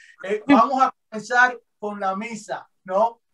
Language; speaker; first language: Spanish; native; Spanish